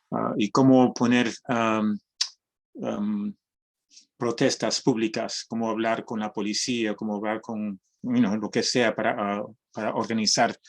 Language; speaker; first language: Spanish; early bilingual, heritage; Spanish